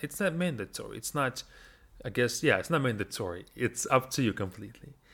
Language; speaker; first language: English; non-native, fluent; Russian